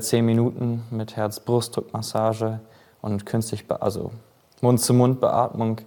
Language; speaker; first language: German; native; German